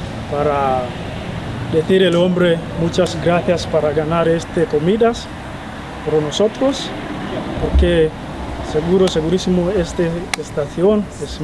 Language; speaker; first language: Spanish; non-native, learner; Swahili